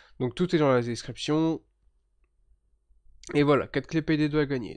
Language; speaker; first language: French; native; French